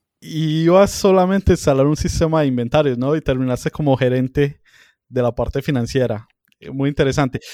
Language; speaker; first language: Spanish; native; Spanish